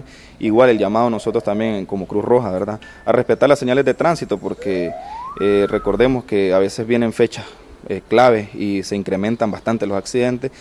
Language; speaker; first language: Spanish; native; Spanish